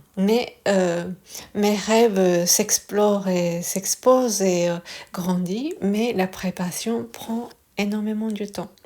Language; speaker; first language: French; non-native, fluent; Japanese